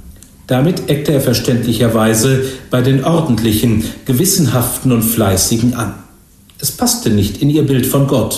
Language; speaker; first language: German; native; German